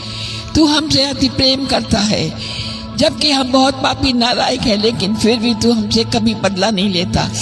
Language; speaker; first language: Hindi; native; Hindi